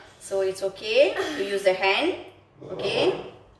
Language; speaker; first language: English; non-native, local second language; Tamil